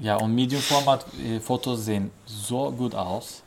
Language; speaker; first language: German; non-native, fluent; Turkish